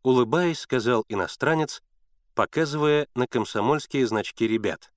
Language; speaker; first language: Russian; native; Russian